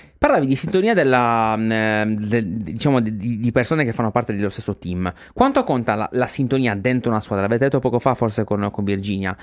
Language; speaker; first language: Italian; native; Italian